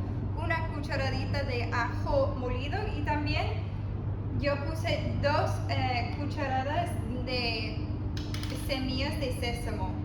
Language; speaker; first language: Spanish; early bilingual, heritage; Spanish